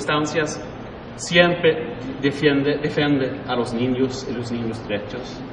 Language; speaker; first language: Spanish; non-native, learner; Swedish